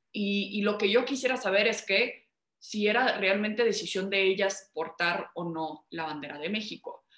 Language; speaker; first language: Spanish; early bilingual, heritage; Spanish